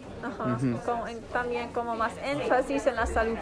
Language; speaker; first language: Spanish; non-native, fluent; English